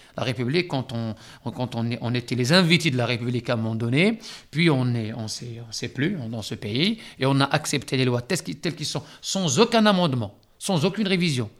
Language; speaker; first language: French; non-native, local second language; Arabic